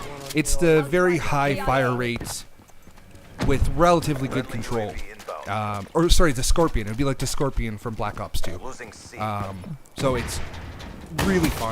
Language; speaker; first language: English; native; English